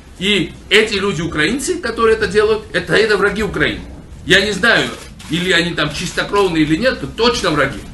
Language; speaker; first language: Russian; non-native, local second language; Georgian